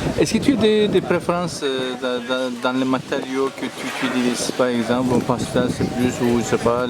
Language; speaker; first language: French; non-native, fluent; Turkish